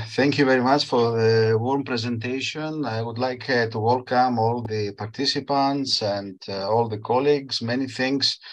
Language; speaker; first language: English; non-native, fluent; Greek